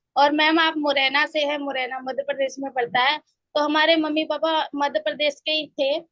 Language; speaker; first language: Hindi; native; Hindi